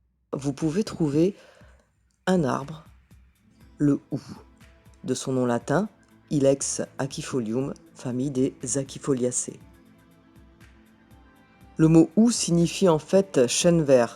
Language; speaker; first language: French; native; French